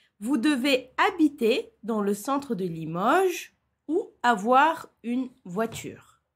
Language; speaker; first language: French; non-native, fluent; Turkish